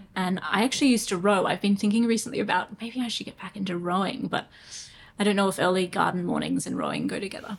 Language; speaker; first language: English; native; English